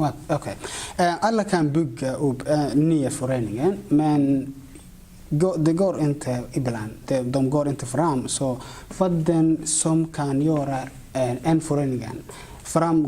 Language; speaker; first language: Swedish; non-native, learner; Somali